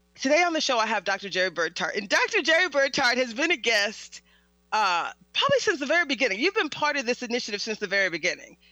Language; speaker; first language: English; native; English